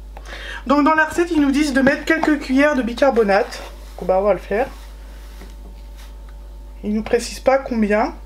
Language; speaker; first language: French; native; French